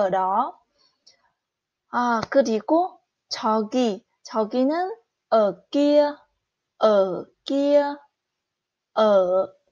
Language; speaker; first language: Korean; non-native, fluent; Vietnamese